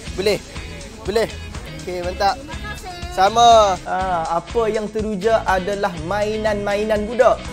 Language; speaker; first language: Malay; native; Malay